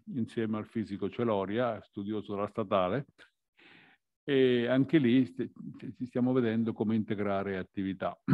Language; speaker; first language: Italian; native; Italian